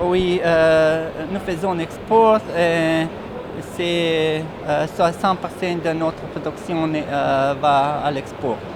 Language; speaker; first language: French; non-native, learner; Bosnian